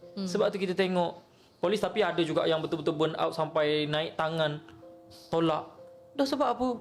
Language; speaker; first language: Malay; native; Malay